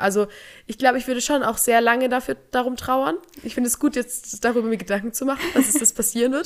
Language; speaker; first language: German; native; German